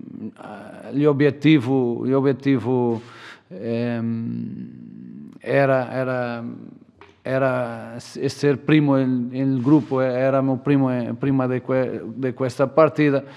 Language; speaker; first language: Italian; non-native, fluent; Portuguese